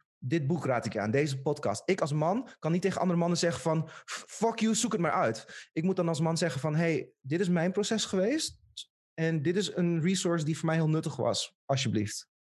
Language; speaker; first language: Dutch; native; Dutch